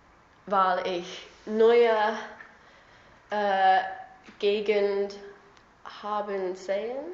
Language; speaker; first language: German; non-native, learner; English